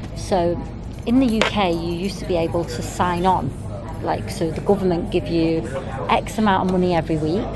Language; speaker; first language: English; native; English